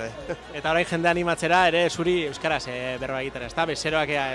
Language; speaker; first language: Basque; native; Basque